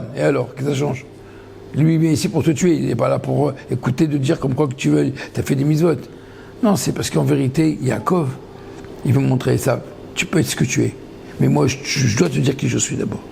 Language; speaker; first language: French; native; French